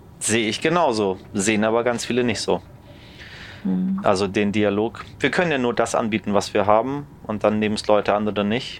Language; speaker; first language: German; early bilingual, other home language; Persian